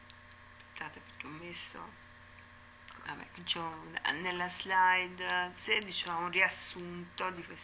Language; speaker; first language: Italian; native; Italian